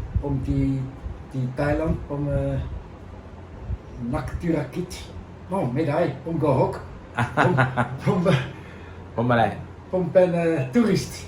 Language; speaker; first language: Thai; non-native, learner; Dutch